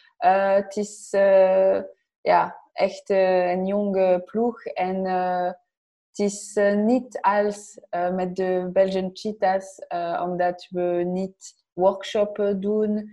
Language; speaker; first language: Dutch; non-native, learner; French